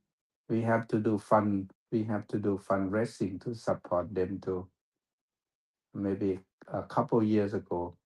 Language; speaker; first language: English; non-native, fluent; Thai